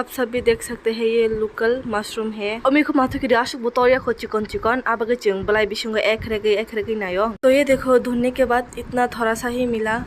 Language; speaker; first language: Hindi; non-native, local second language; Kok Borok